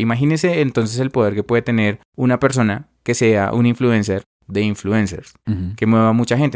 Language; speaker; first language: Spanish; native; Spanish